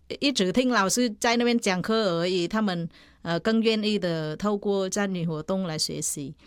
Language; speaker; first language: Chinese; non-native, fluent; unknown